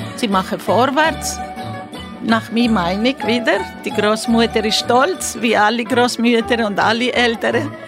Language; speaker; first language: German; non-native, fluent; Greek